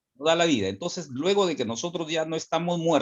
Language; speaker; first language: Spanish; native; Spanish